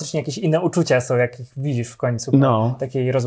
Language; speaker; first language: Polish; native; Polish